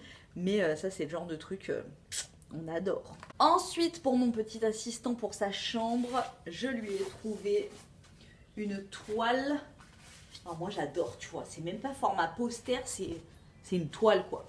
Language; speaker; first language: French; native; French